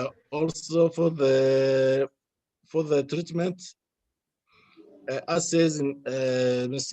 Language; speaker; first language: English; non-native, learner; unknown